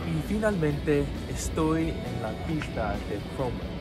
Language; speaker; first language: Spanish; non-native, learner; English